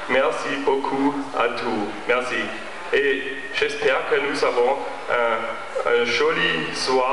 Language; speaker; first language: French; non-native, learner; German